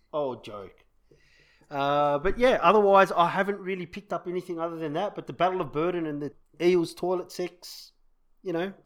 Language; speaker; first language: English; native; English